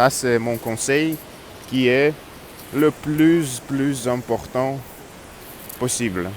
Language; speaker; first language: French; non-native, learner; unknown